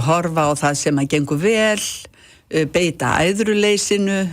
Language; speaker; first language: Icelandic; native; Icelandic